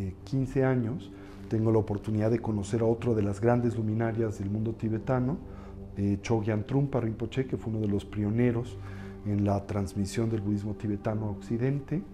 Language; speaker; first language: Spanish; native; Spanish